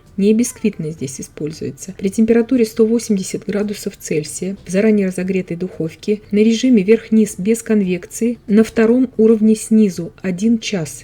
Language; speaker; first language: Russian; native; Russian